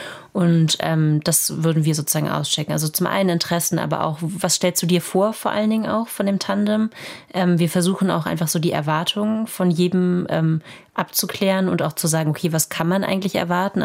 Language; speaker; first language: German; native; German